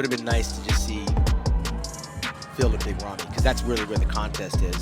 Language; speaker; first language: English; native; English